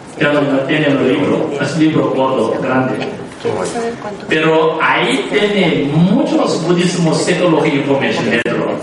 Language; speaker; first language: Spanish; non-native, learner; Tibetan